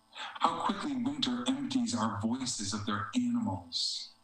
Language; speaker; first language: English; native; English